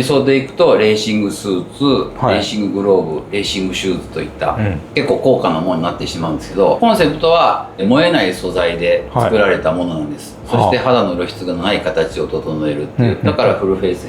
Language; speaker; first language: Japanese; native; Japanese